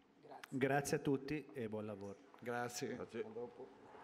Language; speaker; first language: Italian; non-native, learner; Portuguese